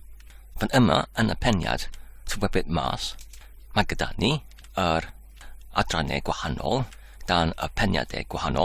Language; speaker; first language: Welsh; non-native, fluent; English